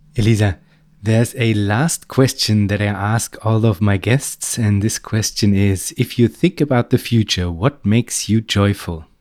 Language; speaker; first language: English; non-native, fluent; German